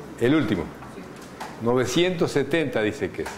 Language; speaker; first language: Spanish; native; Spanish